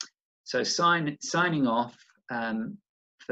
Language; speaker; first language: English; native; English